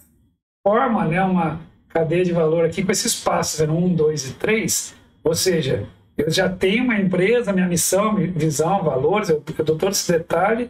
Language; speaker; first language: Portuguese; native; Portuguese